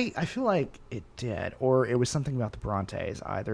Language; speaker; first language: English; native; English